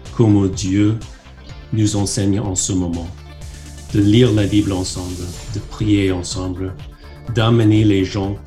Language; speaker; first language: French; non-native, fluent; English